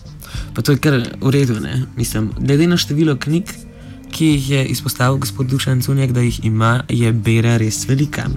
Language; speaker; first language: Slovenian; native; Slovenian